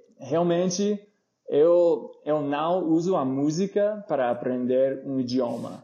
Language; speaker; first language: Portuguese; non-native, fluent; English